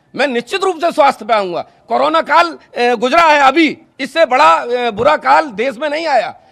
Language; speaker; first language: Hindi; native; Hindi